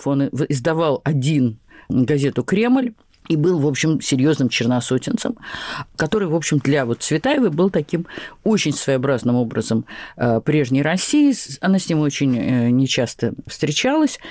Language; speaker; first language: Russian; native; Russian